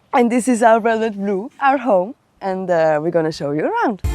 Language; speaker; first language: English; non-native, fluent; Swiss German